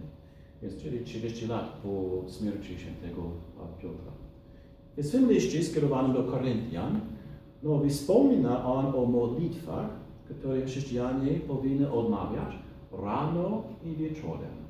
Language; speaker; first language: Polish; non-native, fluent; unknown